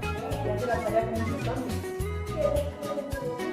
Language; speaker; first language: Spanish; native; Spanish